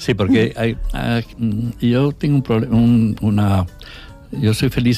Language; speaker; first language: Catalan; non-native, learner; Spanish